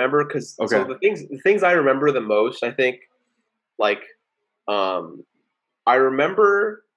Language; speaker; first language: English; early bilingual, other home language; Spanish